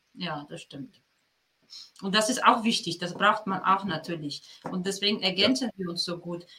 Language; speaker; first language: German; non-native, fluent; Polish